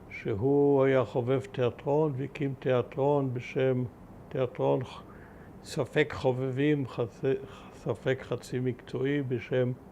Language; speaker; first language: Hebrew; early bilingual, other home language; German